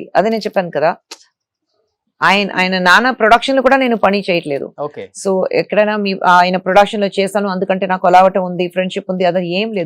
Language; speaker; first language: Telugu; non-native, fluent; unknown